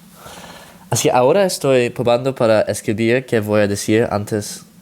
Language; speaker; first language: Spanish; non-native, learner; Dutch